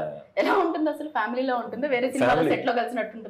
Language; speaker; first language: Telugu; native; Telugu